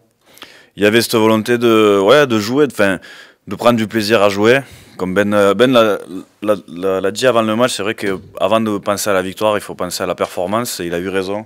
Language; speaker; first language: French; native; French